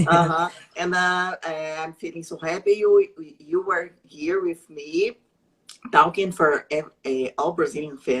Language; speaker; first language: English; non-native, learner; Portuguese